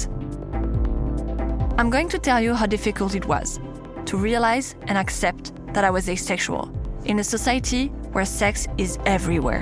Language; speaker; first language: English; non-native, fluent; French